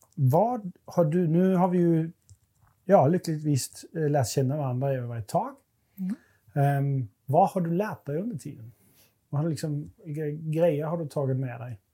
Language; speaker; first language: Swedish; non-native, fluent; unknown